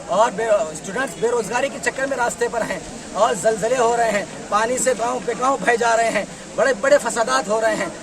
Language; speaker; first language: Urdu; native; Urdu